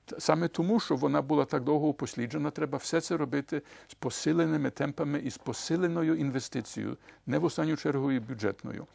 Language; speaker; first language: Ukrainian; early bilingual, heritage; Ukrainian